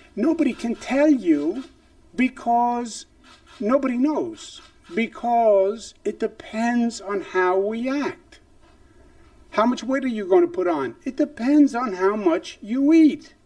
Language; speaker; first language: English; native; English